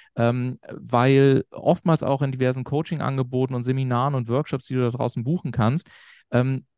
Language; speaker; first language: German; native; German